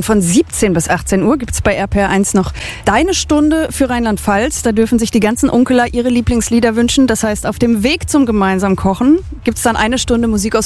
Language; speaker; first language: German; native; German